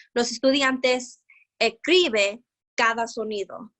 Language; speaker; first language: Spanish; non-native, learner; English